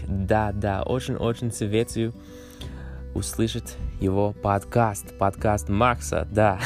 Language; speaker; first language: Russian; non-native, learner; English